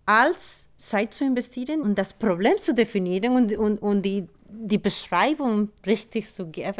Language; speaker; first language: German; non-native, fluent; Spanish